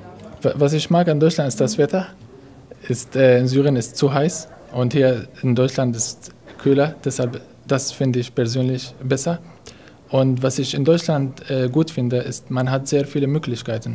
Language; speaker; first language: German; non-native, fluent; Arabic